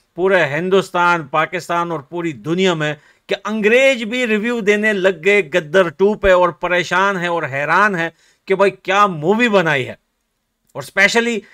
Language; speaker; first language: Hindi; native; Hindi